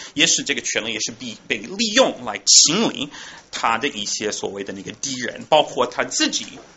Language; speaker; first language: Chinese; non-native, fluent; English